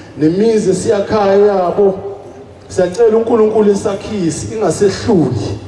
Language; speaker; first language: Zulu; native; Zulu